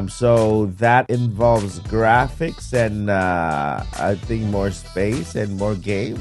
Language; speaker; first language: English; native; English